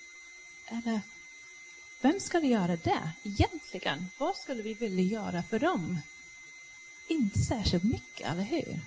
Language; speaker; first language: Swedish; non-native, fluent; English